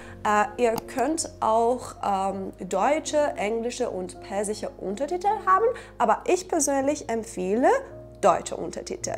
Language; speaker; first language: German; non-native, fluent; Persian